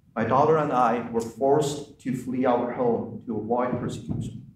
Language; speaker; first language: English; non-native, fluent; Chinese